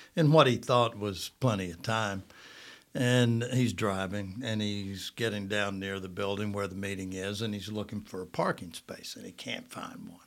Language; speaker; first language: English; native; English